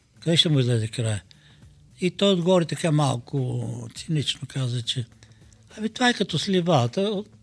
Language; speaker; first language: Bulgarian; native; Bulgarian